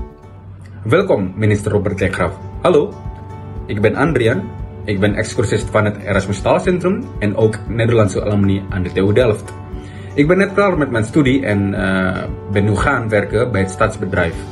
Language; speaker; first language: Dutch; non-native, fluent; Indonesian